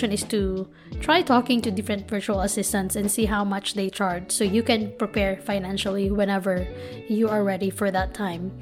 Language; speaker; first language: English; non-native, local second language; Filipino